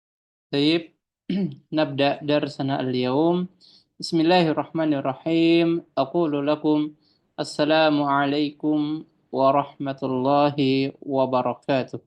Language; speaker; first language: Arabic; non-native, fluent; Indonesian